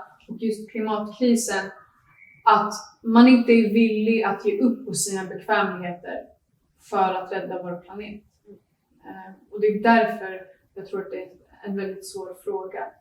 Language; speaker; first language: Swedish; native; Swedish